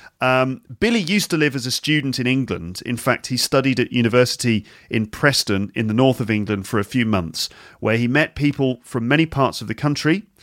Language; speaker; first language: English; native; English